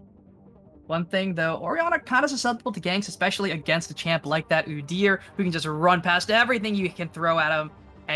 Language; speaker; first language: English; native; English